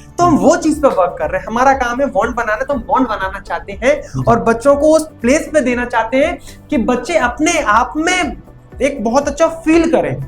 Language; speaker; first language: Hindi; native; Hindi